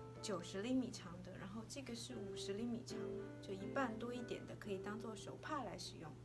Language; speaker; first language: Chinese; native; Chinese